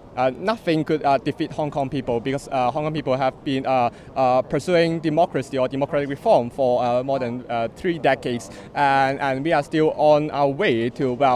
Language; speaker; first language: English; non-native, local second language; Cantonese